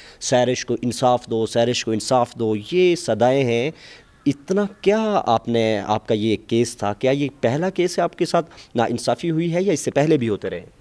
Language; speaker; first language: Urdu; non-native, local second language; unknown